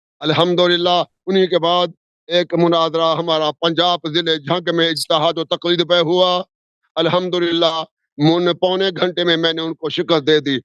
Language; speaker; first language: Urdu; non-native, local second language; Sindhi